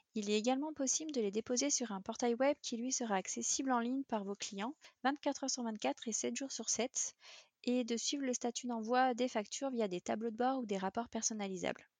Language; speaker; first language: French; native; French